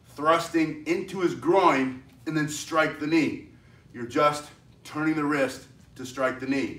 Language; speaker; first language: English; native; English